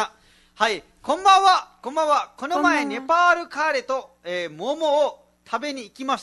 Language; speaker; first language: Japanese; non-native, fluent; Nepali